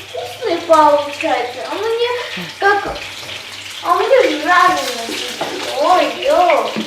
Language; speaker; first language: Russian; non-native, learner; Armenian